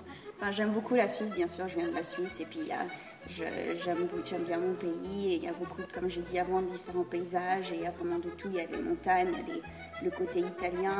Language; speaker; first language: French; early bilingual, heritage; French